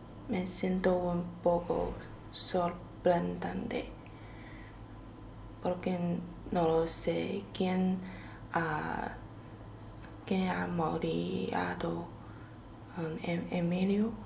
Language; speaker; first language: Spanish; non-native, learner; Chinese